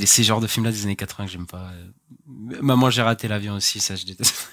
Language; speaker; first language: French; native; French